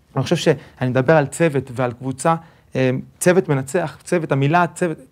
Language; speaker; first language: Hebrew; early bilingual, other home language; Spanish